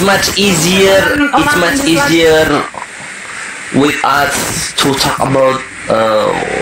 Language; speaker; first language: English; non-native, fluent; Indonesian